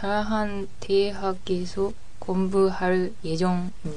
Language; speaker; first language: Korean; non-native, learner; Japanese